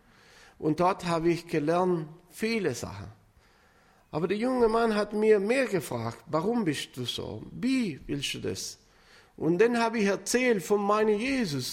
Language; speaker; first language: German; non-native, fluent; Spanish